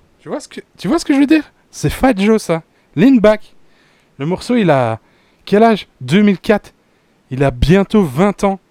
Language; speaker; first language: French; native; French